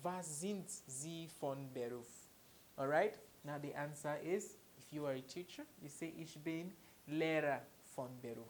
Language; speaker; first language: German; non-native, fluent; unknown